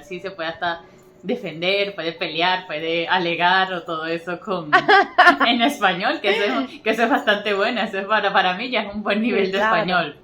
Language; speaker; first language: Spanish; native; Spanish